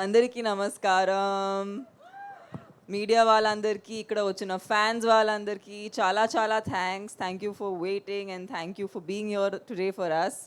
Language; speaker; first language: Telugu; non-native, fluent; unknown